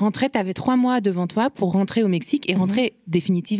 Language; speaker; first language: French; native; French